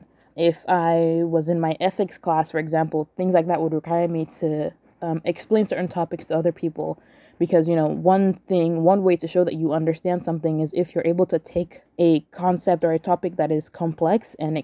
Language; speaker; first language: English; non-native, local second language; Yoruba